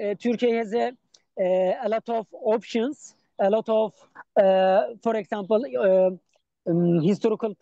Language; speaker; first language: English; non-native, learner; Turkish